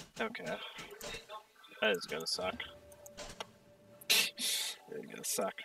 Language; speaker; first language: English; native; English